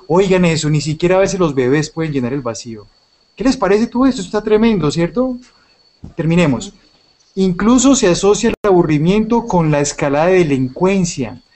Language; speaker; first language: Spanish; native; Spanish